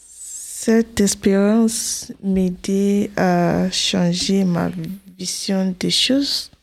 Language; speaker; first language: French; non-native, learner; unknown